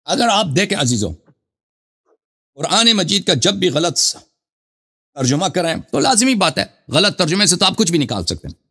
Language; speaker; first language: Urdu; non-native, fluent; Persian